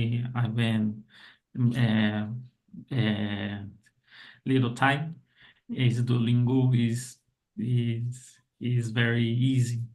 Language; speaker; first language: English; non-native, learner; Portuguese